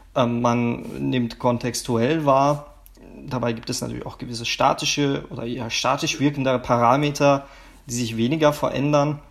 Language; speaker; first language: German; early bilingual, other home language; Turkish